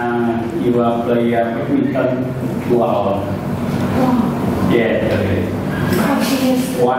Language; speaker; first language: English; non-native, learner; Vietnamese